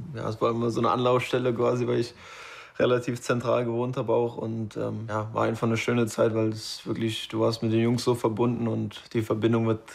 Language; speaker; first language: German; native; German